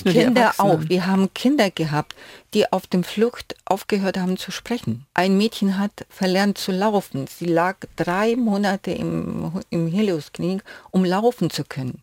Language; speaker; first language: German; non-native, fluent; Ukrainian